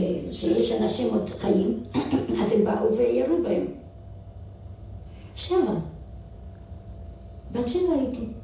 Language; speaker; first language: Hebrew; non-native, fluent; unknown